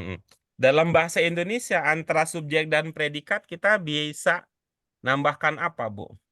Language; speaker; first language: Indonesian; native; Indonesian